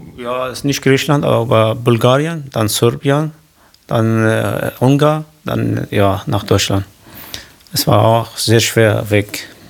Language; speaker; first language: German; non-native, learner; Kurdish